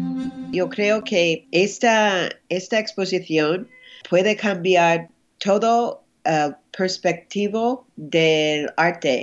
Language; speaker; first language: Spanish; non-native, fluent; English